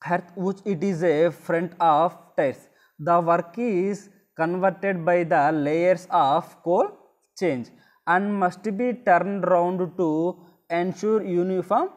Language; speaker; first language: English; non-native, local second language; Telugu